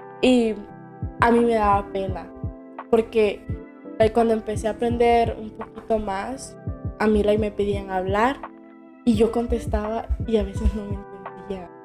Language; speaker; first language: Spanish; native; Spanish